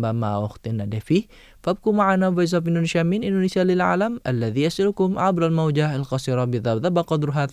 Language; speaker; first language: Arabic; non-native, fluent; Indonesian